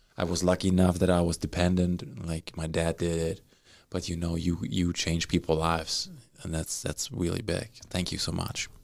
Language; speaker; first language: English; non-native, fluent; German